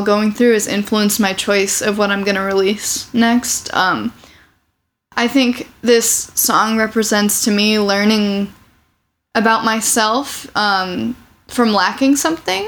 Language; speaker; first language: English; native; English